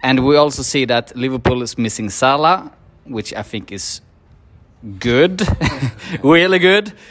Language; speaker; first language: English; non-native, fluent; Swedish